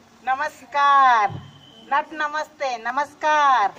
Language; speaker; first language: Hindi; non-native, local second language; Odia